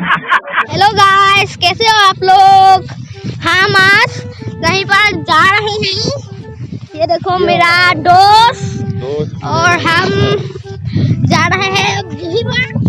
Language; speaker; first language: Hindi; non-native, local second language; Assamese